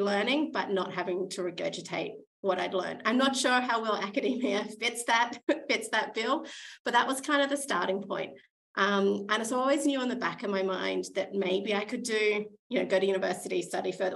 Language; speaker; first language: English; native; English